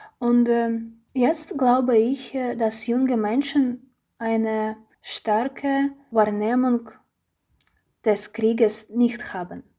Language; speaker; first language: German; non-native, fluent; Russian